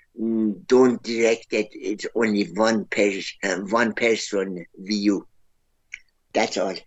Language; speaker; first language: English; non-native, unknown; Persian